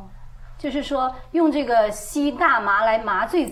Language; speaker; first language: Chinese; native; Chinese